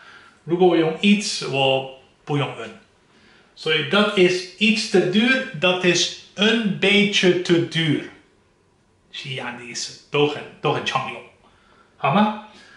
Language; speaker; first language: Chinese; non-native, fluent; Dutch